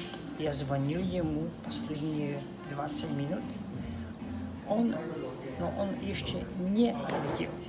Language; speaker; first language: Russian; non-native, learner; Slovak